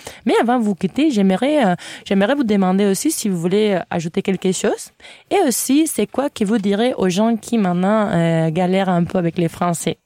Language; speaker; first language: French; non-native, fluent; Spanish